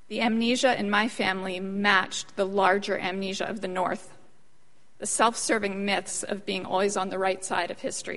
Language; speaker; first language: English; native; English